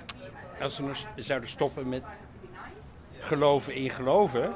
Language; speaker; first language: Dutch; native; Dutch